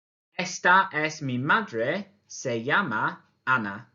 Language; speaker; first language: Spanish; non-native, fluent; English